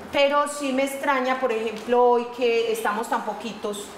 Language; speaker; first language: Spanish; native; Spanish